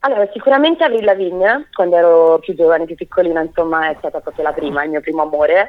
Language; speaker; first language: Italian; native; Italian